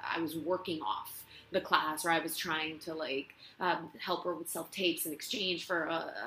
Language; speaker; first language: English; non-native, fluent; Spanish